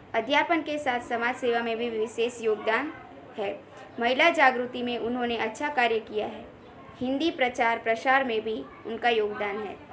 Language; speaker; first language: Hindi; non-native, local second language; Gujarati